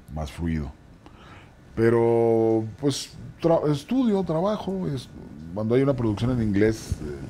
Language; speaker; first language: Spanish; native; Spanish